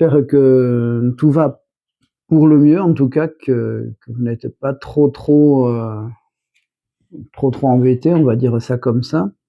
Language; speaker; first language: French; native; French